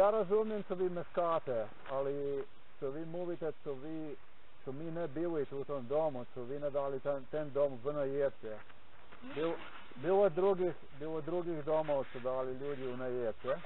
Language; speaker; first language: Polish; non-native, learner; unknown